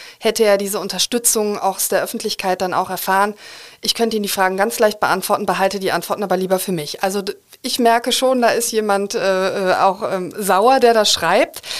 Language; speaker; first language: German; native; German